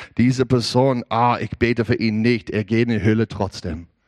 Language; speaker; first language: German; non-native, learner; English